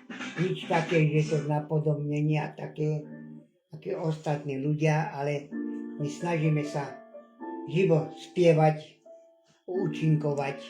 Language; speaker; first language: Slovak; non-native, local second language; Hungarian